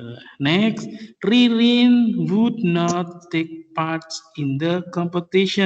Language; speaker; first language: English; non-native, fluent; Indonesian